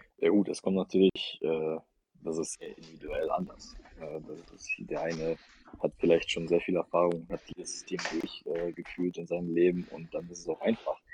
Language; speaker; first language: German; early bilingual, other home language; Russian